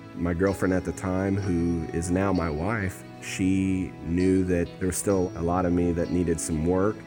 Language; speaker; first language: English; native; English